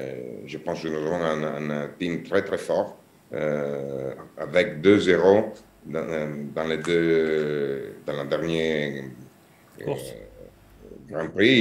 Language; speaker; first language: French; non-native, learner; Italian